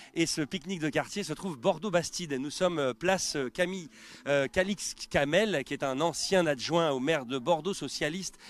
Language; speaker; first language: French; native; French